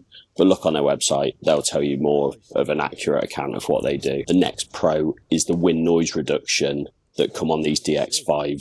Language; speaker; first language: English; native; English